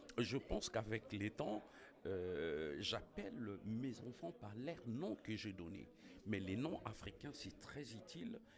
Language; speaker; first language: French; non-native, local second language; Lingala